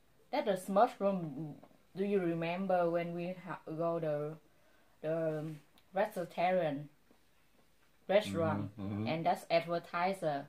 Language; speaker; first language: English; non-native, learner; Vietnamese